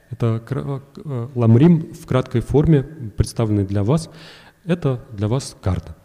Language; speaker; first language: Russian; native; Russian